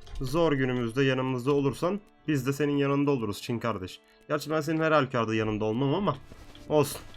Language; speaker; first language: Turkish; native; Turkish